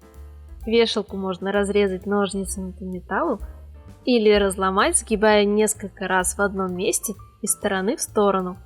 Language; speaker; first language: Russian; native; Russian